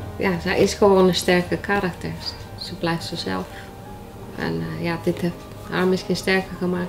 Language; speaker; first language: Dutch; non-native, fluent; Icelandic